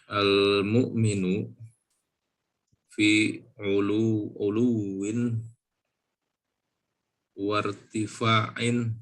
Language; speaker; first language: Arabic; non-native, learner; Indonesian